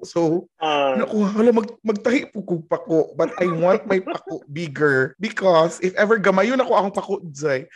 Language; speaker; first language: English; non-native, local second language; Cebuano